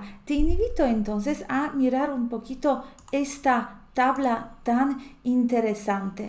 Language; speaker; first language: Spanish; non-native, fluent; Polish